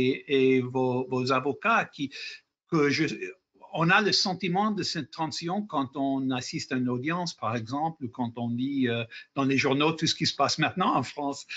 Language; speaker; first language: French; non-native, fluent; English